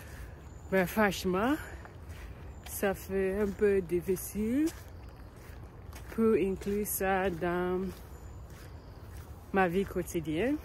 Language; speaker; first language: French; non-native, learner; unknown